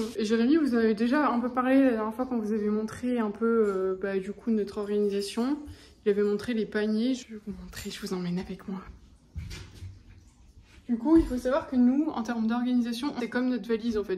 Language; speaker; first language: French; native; French